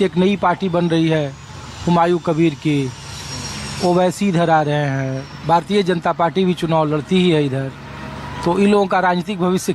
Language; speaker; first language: Hindi; native; Hindi